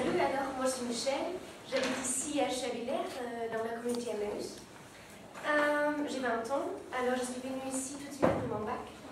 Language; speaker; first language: French; non-native, learner; German